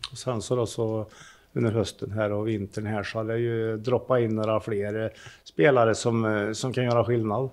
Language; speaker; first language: Swedish; native; Swedish